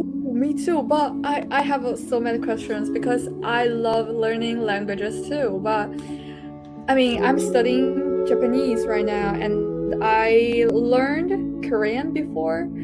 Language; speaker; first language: English; non-native, fluent; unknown